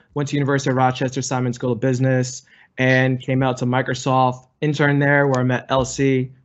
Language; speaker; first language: English; native; English